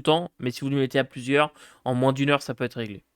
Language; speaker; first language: French; native; French